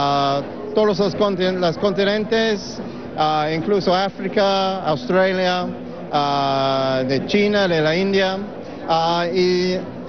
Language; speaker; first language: Spanish; non-native, fluent; English